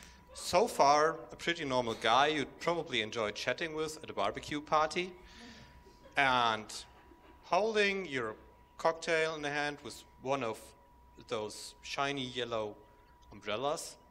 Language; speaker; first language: English; non-native, fluent; German